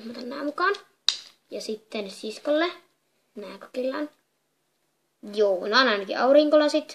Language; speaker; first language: Finnish; native; Finnish